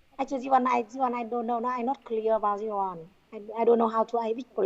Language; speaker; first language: English; non-native, learner; Vietnamese